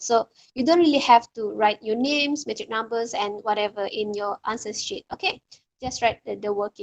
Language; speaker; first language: English; non-native, local second language; Malay